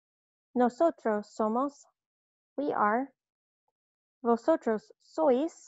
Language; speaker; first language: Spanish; non-native, fluent; English